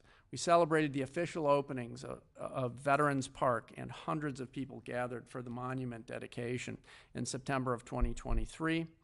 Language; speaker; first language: English; native; English